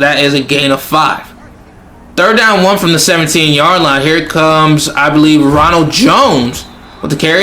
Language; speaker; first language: English; native; English